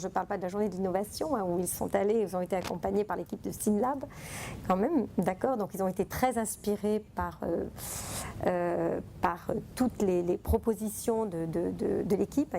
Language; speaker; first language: French; native; French